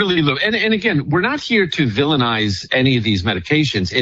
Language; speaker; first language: English; native; English